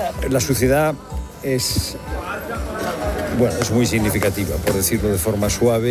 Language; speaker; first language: Spanish; native; Spanish